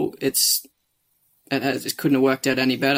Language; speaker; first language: English; native; English